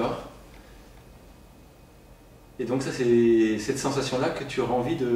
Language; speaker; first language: French; native; French